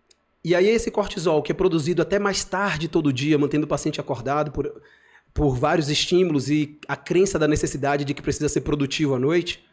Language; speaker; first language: Portuguese; native; Portuguese